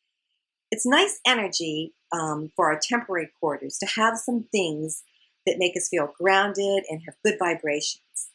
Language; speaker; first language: English; native; English